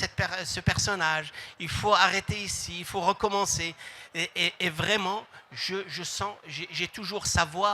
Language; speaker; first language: French; non-native, local second language; Arabic